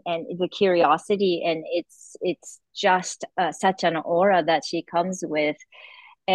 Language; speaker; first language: English; non-native, fluent; Japanese